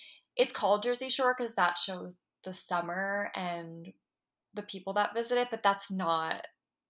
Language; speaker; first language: English; native; English